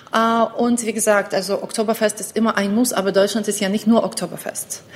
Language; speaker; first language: German; non-native, fluent; Ukrainian